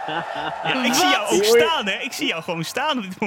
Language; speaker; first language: Dutch; native; Dutch